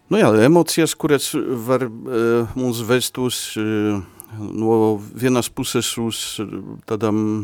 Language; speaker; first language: Latvian; non-native, fluent; Polish